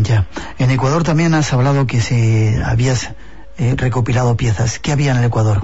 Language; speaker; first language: Spanish; native; Spanish